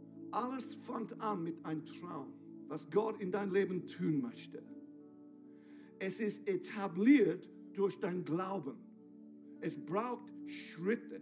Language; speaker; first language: German; non-native, fluent; English